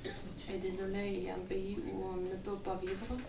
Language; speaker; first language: French; non-native, fluent; Armenian